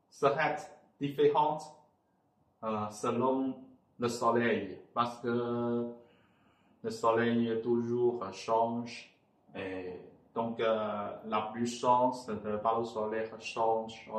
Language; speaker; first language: French; non-native, fluent; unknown